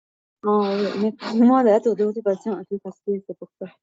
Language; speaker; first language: French; non-native, learner; Arabic